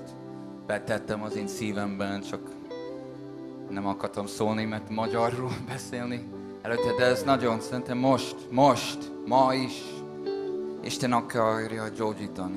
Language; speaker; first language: Hungarian; non-native, learner; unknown